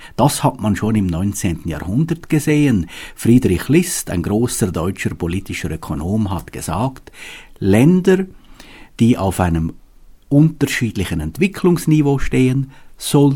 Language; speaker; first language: German; native; German